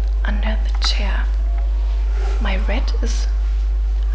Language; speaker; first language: English; non-native, fluent; German